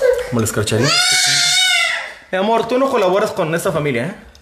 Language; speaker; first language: Spanish; native; Spanish